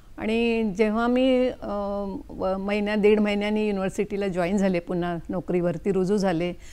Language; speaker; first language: Marathi; non-native, local second language; Kannada